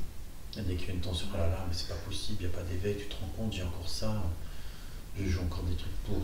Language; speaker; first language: French; native; French